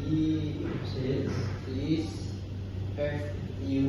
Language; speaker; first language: English; non-native, learner; Indonesian